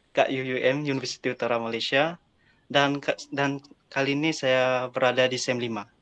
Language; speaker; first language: Malay; non-native, local second language; Central Dusun